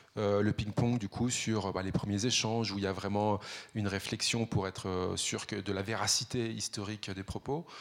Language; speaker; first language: French; native; French